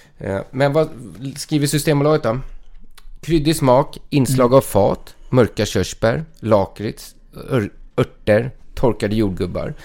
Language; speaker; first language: Swedish; native; Swedish